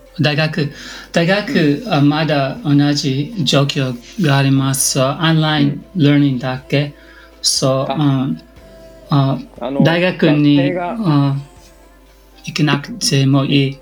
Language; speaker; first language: Japanese; non-native, learner; English